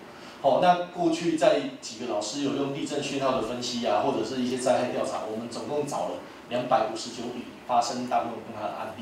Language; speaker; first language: Chinese; native; Chinese